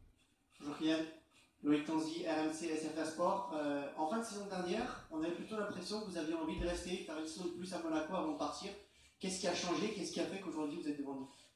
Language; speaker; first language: French; native; French